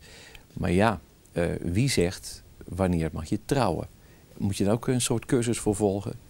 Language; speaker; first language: Dutch; native; Dutch